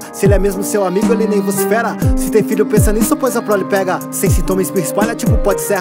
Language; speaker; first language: Portuguese; native; Portuguese